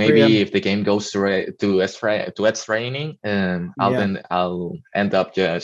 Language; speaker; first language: English; non-native, fluent; Spanish